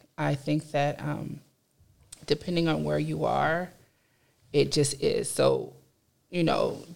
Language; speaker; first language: English; native; English